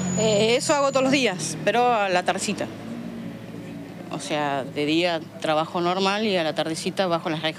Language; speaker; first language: Spanish; native; Spanish